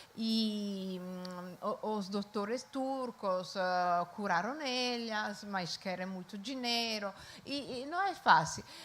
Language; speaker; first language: Portuguese; non-native, fluent; Italian